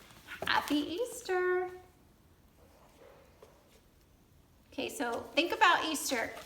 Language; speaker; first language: English; native; English